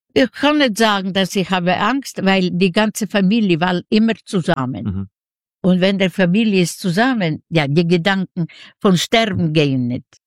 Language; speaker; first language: German; non-native, learner; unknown